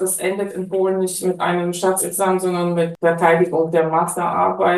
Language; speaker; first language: German; non-native, fluent; Polish